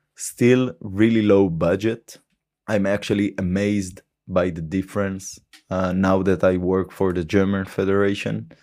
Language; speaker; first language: English; non-native, fluent; Hebrew